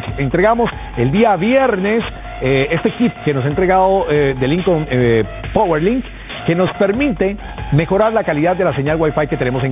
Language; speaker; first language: Spanish; native; Spanish